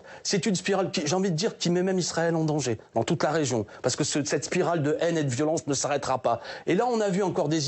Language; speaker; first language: French; native; French